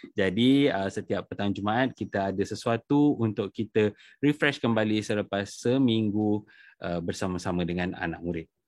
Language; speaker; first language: Malay; native; Malay